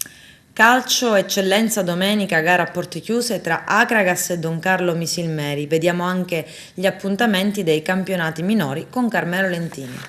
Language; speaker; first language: Italian; native; Italian